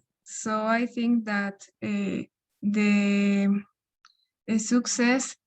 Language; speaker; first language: English; non-native, learner; Spanish